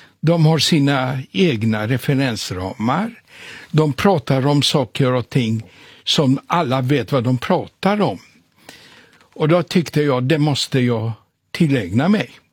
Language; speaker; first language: Swedish; non-native, fluent; Polish